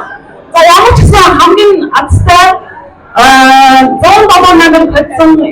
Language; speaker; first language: German; non-native, learner; Mongolian